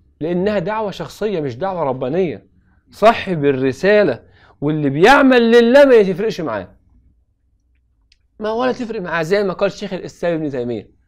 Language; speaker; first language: Arabic; native; Arabic